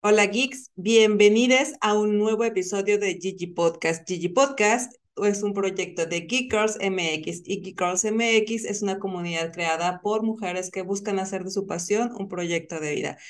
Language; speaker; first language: Spanish; native; Spanish